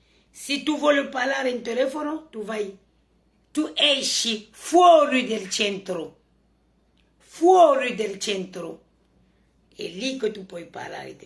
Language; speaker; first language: Italian; non-native, learner; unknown